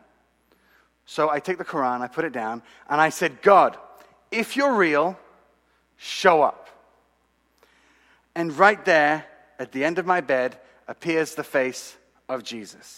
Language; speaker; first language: English; native; English